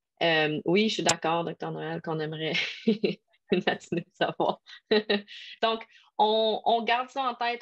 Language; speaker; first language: French; native; French